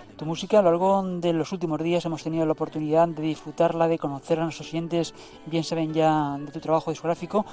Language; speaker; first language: Spanish; native; Spanish